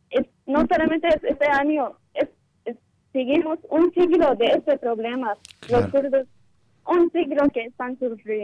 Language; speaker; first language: Spanish; non-native, learner; Kurdish